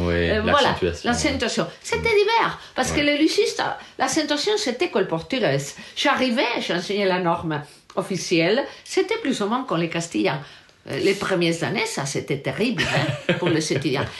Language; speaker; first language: French; non-native, learner; Galician